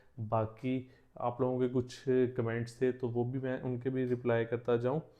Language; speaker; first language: Urdu; non-native, local second language; Punjabi